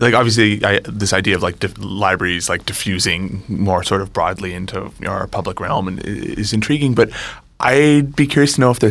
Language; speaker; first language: English; native; English